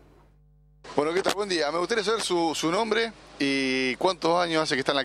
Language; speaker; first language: Spanish; native; Spanish